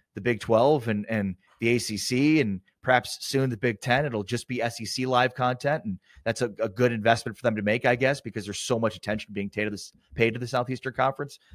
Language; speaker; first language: English; native; English